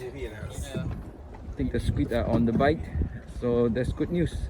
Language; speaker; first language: English; non-native, fluent; Thai